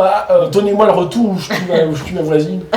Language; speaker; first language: French; native; French